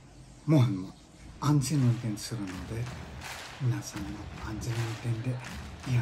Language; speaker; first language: Japanese; non-native, fluent; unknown